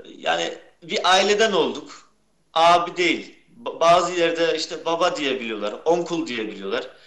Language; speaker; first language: Turkish; early bilingual, heritage; Turkish